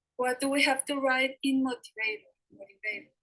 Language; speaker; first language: English; non-native, learner; Spanish